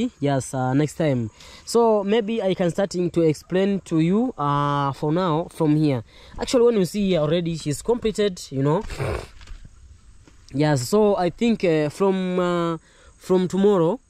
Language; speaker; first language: English; non-native, learner; Swahili